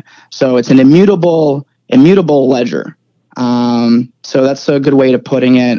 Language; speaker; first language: English; native; English